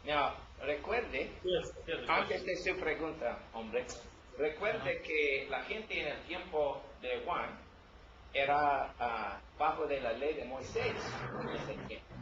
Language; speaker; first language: Spanish; non-native, learner; English